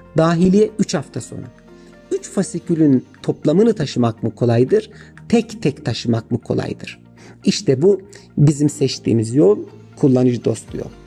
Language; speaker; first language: Turkish; native; Turkish